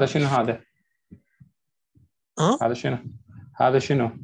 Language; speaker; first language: Arabic; native; Arabic